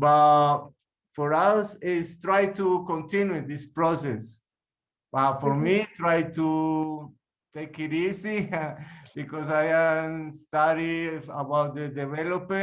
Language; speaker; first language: English; non-native, learner; Spanish